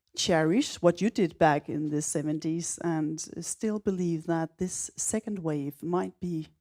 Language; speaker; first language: English; non-native, fluent; Danish